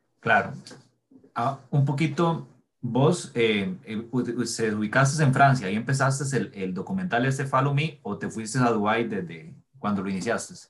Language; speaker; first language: Spanish; native; Spanish